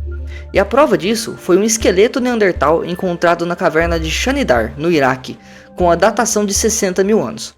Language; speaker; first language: Portuguese; native; Portuguese